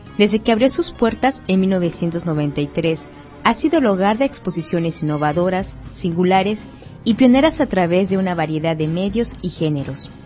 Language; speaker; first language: Spanish; native; Spanish